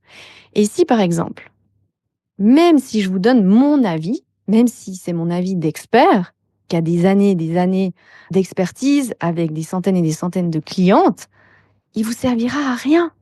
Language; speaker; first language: French; native; French